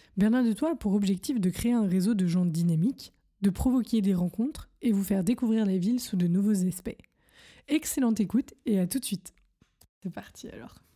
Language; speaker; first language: French; native; French